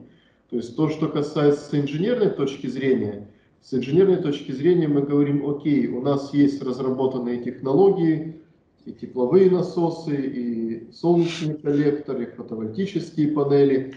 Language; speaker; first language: Russian; native; Russian